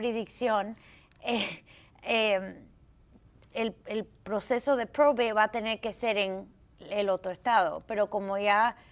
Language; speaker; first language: Spanish; early bilingual, heritage; English